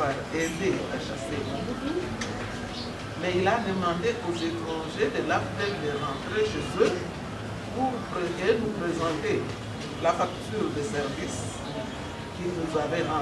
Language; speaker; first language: French; non-native, local second language; Lingala